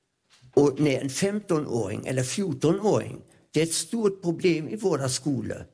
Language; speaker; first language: Swedish; non-native, fluent; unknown